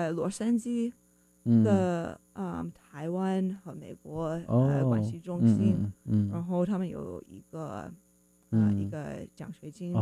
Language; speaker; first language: Chinese; non-native, fluent; English